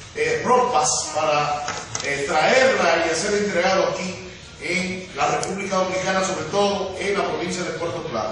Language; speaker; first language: Spanish; native; Spanish